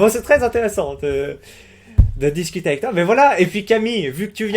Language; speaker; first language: French; native; French